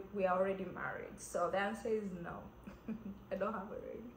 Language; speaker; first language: English; non-native, local second language; Kamba